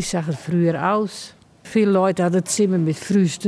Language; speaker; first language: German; non-native, learner; Dutch